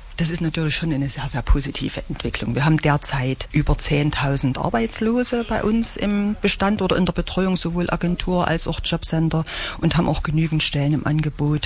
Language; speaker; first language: German; native; German